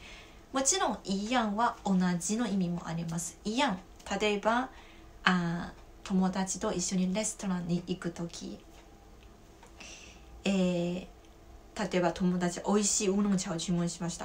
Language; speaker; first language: Japanese; non-native, fluent; Chinese